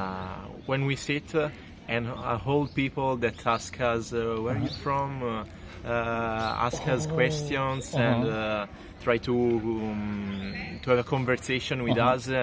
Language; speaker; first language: English; non-native, learner; Italian